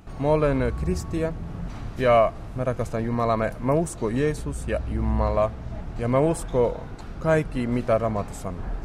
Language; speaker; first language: Finnish; non-native, learner; Romany